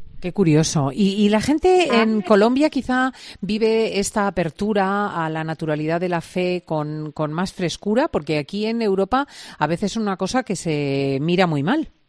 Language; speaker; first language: Spanish; native; Spanish